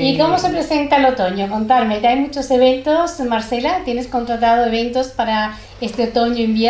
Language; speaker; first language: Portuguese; non-native, learner; Spanish